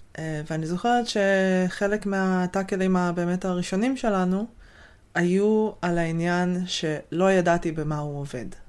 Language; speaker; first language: Hebrew; native; Hebrew